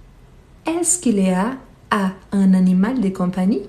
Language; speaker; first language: French; non-native, fluent; Portuguese